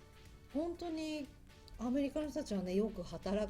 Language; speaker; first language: Japanese; native; Japanese